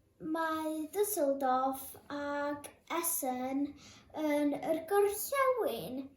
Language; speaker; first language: Welsh; non-native, local second language; English